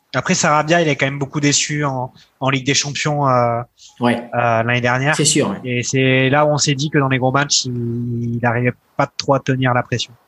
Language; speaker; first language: French; native; French